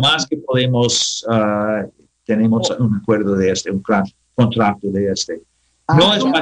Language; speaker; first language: Spanish; non-native, learner; English